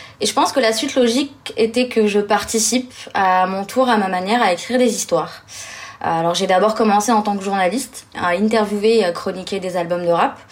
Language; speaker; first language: French; early bilingual, other home language; Arabic